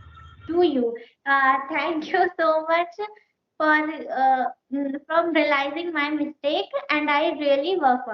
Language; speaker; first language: English; non-native, learner; Hindi